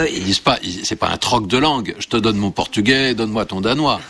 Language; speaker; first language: French; native; French